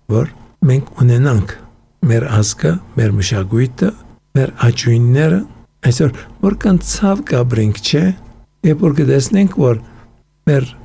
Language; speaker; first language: Armenian; early bilingual, heritage; Armenian